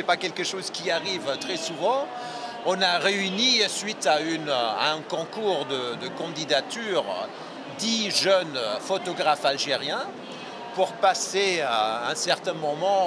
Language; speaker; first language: French; non-native, fluent; German